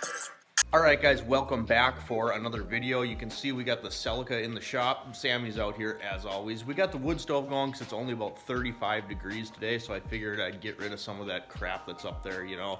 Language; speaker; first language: English; native; English